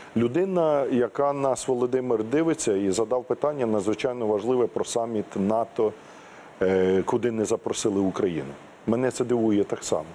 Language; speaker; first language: Ukrainian; native; Ukrainian